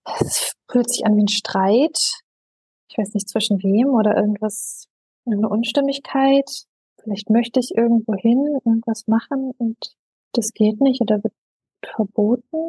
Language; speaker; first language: German; native; German